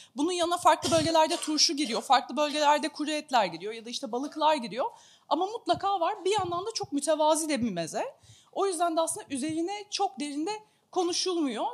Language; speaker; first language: Turkish; native; Turkish